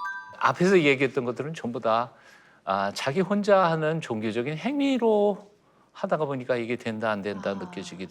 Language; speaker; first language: Korean; native; Korean